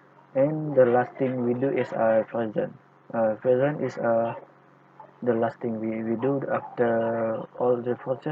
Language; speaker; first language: English; non-native, local second language; Malay